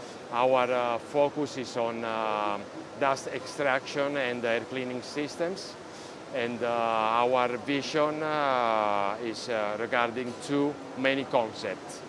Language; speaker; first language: English; non-native, learner; Italian